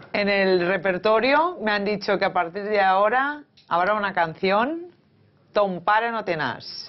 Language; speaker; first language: Spanish; non-native, local second language; Catalan